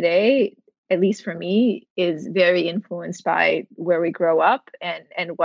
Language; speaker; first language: English; native; English